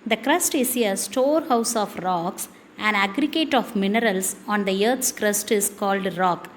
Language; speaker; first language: English; non-native, local second language; Tamil